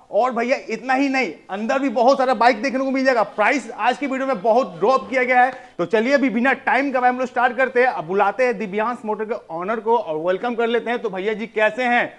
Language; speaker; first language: Hindi; native; Hindi